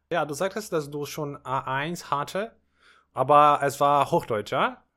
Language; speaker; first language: German; non-native, fluent; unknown